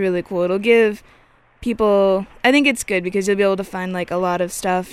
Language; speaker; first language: English; native; English